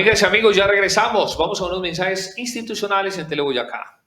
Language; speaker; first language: Spanish; native; Spanish